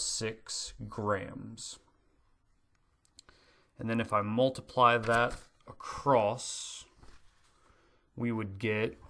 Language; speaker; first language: English; native; English